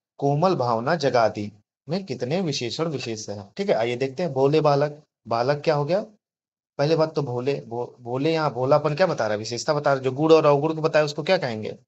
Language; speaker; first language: Hindi; native; Hindi